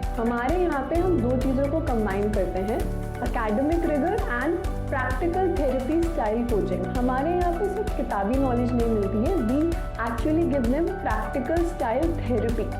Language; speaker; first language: Hindi; native; Hindi